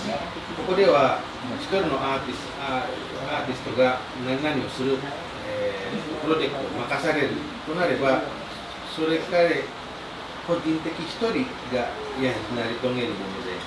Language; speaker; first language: Japanese; non-native, fluent; Indonesian